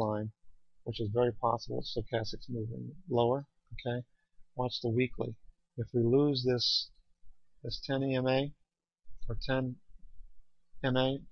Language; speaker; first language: English; native; English